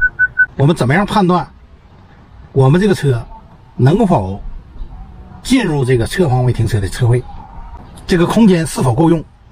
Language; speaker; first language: Chinese; native; Chinese